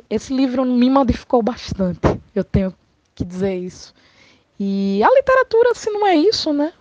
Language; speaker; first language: Portuguese; native; Portuguese